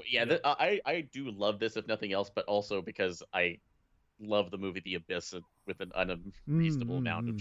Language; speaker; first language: English; native; English